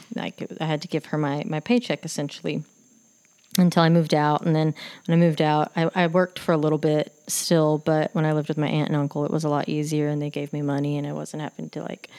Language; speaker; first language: English; native; English